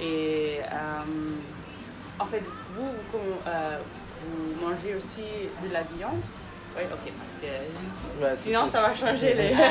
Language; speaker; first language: French; non-native, fluent; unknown